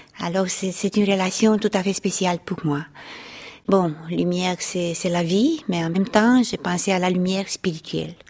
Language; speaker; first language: French; non-native, fluent; Romanian